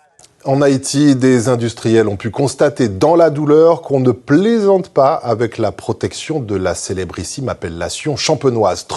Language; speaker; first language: French; native; French